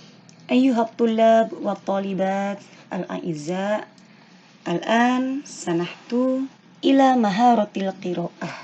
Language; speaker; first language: Arabic; non-native, fluent; Indonesian